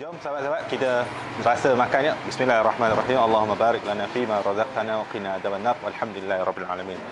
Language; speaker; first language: Malay; non-native, local second language; Min Nan Chinese